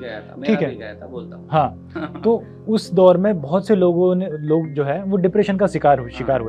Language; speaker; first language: Hindi; native; Hindi